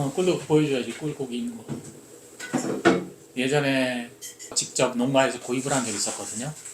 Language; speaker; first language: Korean; native; Korean